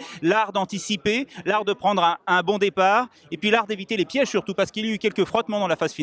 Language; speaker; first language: French; native; French